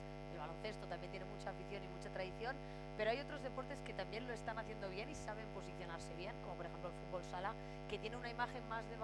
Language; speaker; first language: Spanish; native; Spanish